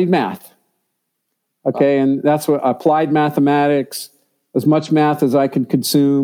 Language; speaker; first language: English; native; English